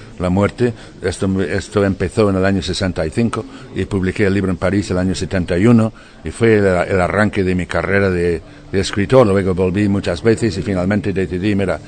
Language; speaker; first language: Spanish; non-native, fluent; English